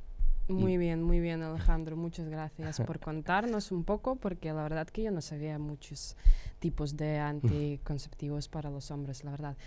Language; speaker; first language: Spanish; non-native, fluent; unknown